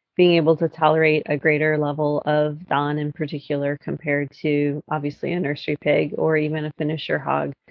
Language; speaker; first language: English; native; English